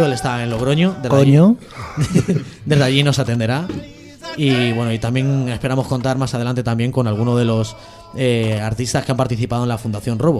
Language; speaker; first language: Spanish; native; Spanish